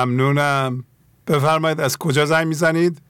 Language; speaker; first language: Persian; native; Persian